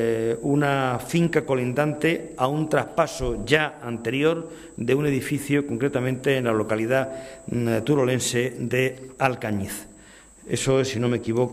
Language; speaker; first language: Spanish; native; Spanish